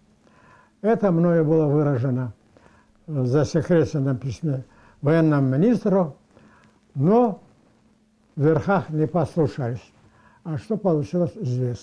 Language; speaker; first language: Russian; non-native, local second language; Karachay-Balkar